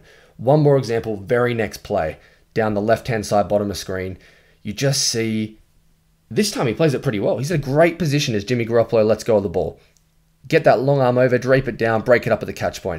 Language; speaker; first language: English; native; English